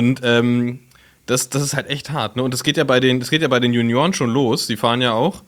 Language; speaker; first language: German; native; German